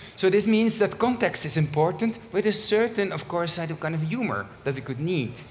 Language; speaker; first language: English; non-native, fluent; Dutch